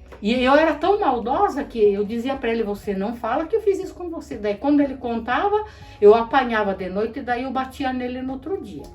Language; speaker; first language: Portuguese; early bilingual, other home language; Polish